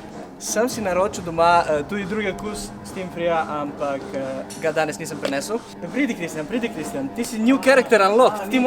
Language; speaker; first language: Slovenian; native; Slovenian